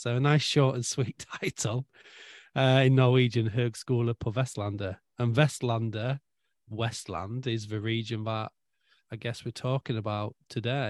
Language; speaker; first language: English; native; English